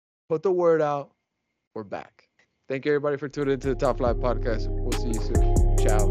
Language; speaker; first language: English; native; English